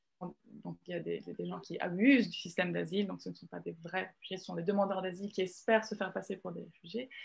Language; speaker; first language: French; non-native, fluent; Italian